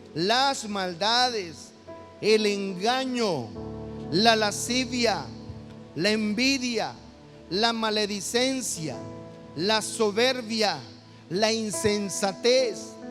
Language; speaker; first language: Spanish; native; Spanish